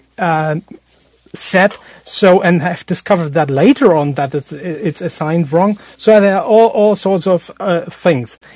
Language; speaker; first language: English; non-native, fluent; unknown